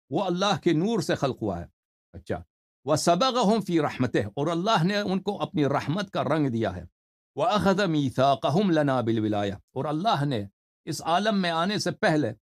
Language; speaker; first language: Urdu; non-native, fluent; Persian